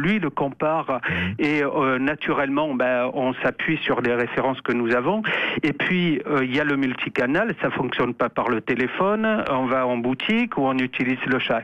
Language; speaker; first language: French; native; French